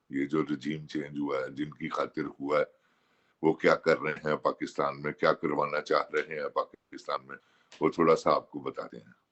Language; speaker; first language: Urdu; non-native, local second language; Punjabi